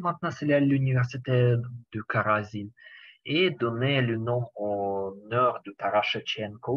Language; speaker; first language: French; non-native, learner; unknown